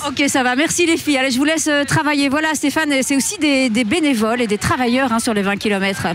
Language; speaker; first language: French; native; French